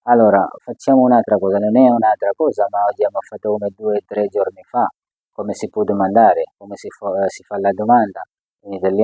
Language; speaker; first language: Italian; non-native, fluent; Swahili